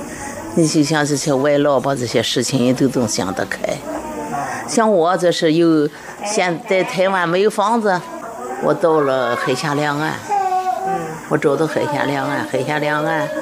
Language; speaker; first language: Chinese; native; Chinese